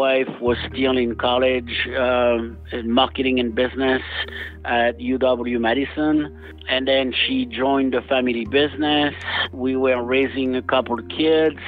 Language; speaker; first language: English; non-native, fluent; French